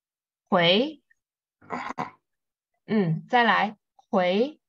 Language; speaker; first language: Chinese; non-native, fluent; Vietnamese